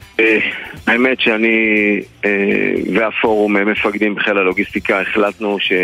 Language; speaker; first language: Hebrew; native; Hebrew